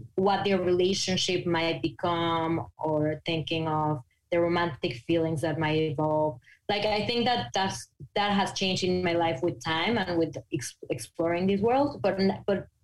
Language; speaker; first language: English; non-native, fluent; Spanish